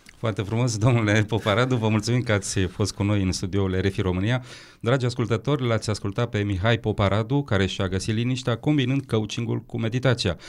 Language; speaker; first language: Romanian; native; Romanian